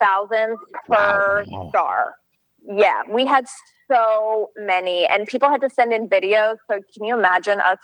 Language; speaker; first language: English; native; English